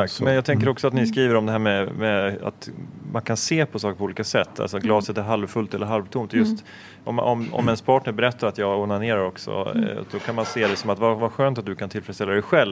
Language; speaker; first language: Swedish; native; Swedish